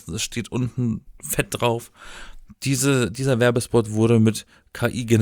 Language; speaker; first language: German; native; German